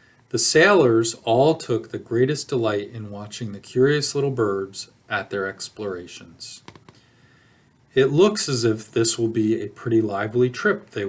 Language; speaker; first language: English; native; English